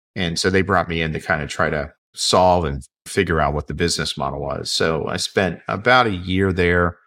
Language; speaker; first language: English; native; English